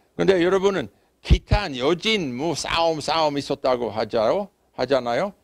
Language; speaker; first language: Korean; non-native, fluent; English